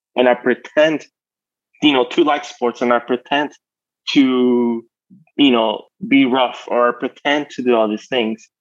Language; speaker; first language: English; non-native, fluent; Spanish